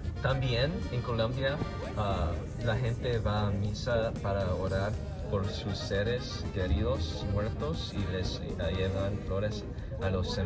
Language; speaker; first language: Spanish; non-native, learner; English